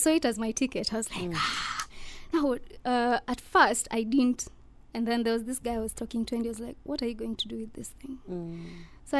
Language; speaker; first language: English; non-native, local second language; Luo (Kenya and Tanzania)